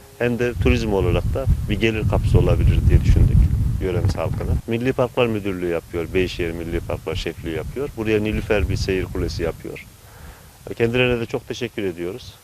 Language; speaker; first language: Turkish; native; Turkish